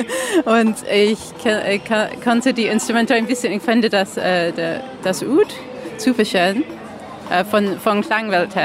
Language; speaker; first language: German; non-native, fluent; English